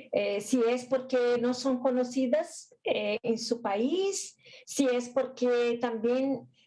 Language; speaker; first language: Spanish; non-native, fluent; Portuguese